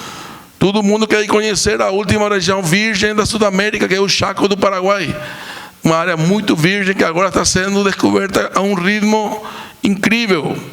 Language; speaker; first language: Portuguese; non-native, fluent; Spanish